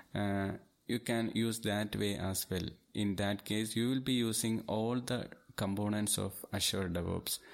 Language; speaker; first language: English; non-native, local second language; Malayalam